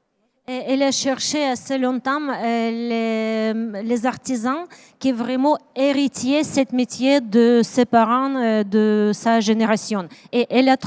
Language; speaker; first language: French; non-native, learner; Ukrainian